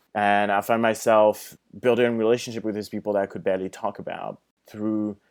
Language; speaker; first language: English; non-native, fluent; French